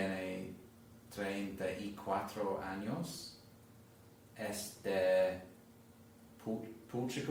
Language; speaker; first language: Spanish; non-native, learner; English